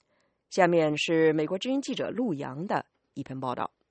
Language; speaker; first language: Chinese; native; Chinese